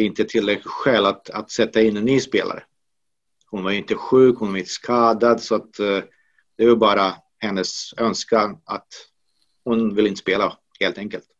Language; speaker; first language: Swedish; non-native, fluent; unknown